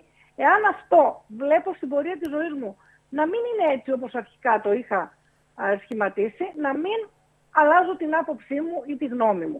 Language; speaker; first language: Greek; native; Greek